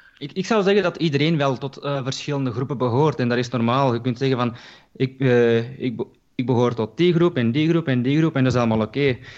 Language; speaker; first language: Dutch; early bilingual, other home language; Turkish